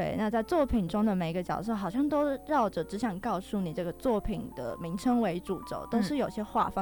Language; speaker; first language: Chinese; native; Chinese